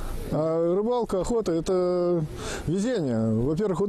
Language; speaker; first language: Russian; native; Russian